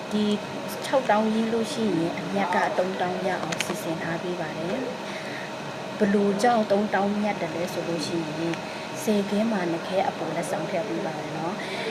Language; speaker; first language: Burmese; native; Burmese